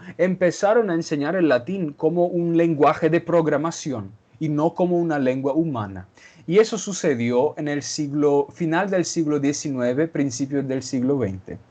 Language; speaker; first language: Spanish; non-native, fluent; Portuguese